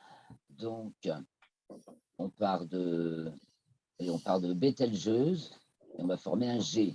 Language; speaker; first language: French; native; French